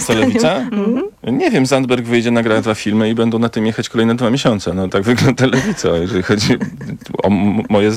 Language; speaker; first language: Polish; native; Polish